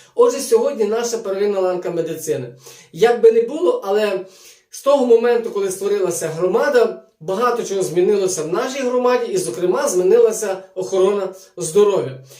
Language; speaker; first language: Ukrainian; native; Ukrainian